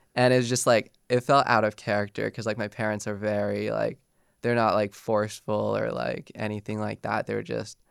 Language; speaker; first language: English; native; English